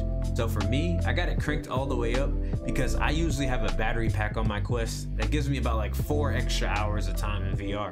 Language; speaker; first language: English; native; English